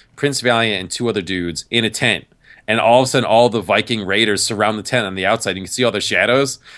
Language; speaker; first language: English; native; English